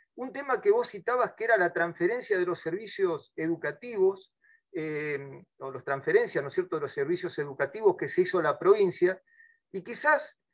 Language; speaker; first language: Spanish; native; Spanish